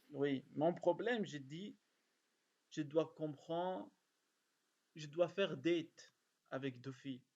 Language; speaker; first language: French; non-native, learner; Arabic